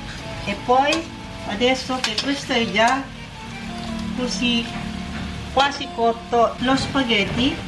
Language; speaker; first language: Italian; non-native, local second language; Filipino